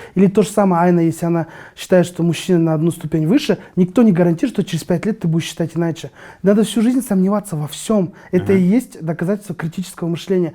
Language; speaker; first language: Russian; non-native, local second language; Kazakh